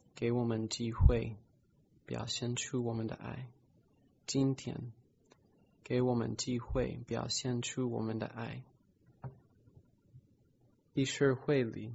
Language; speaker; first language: Chinese; non-native, fluent; English